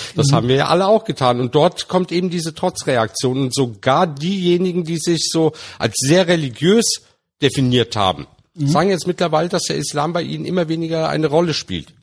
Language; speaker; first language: German; early bilingual, other home language; Turkish